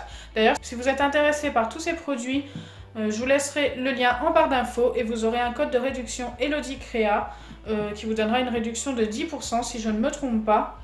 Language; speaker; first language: French; native; French